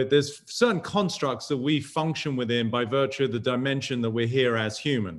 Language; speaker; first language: English; native; English